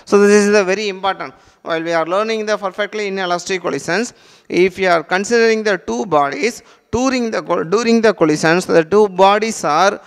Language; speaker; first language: English; non-native, local second language; Tamil